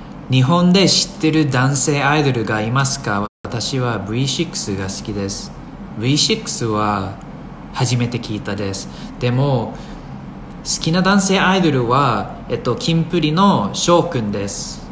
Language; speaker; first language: Japanese; non-native, fluent; English